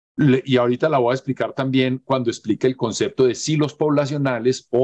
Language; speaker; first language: Spanish; native; Spanish